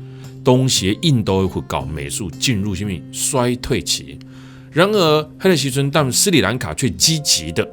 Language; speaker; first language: Chinese; native; Chinese